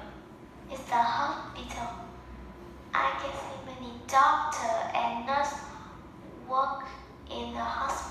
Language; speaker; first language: English; non-native, learner; Vietnamese